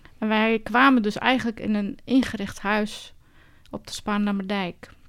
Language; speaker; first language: Dutch; early bilingual, other home language; Turkish